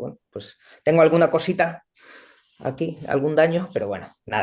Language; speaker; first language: Spanish; native; Spanish